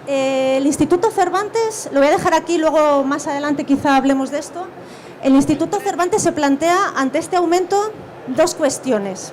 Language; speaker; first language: Spanish; native; Spanish